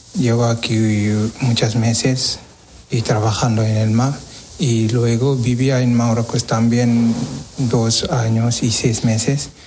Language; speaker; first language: Spanish; non-native, learner; Wolof